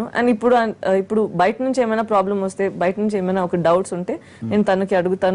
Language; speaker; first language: Telugu; non-native, fluent; Tamil